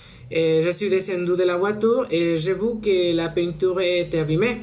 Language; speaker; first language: French; non-native, learner; Spanish